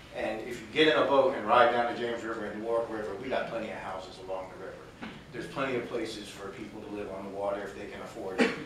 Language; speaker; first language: English; native; English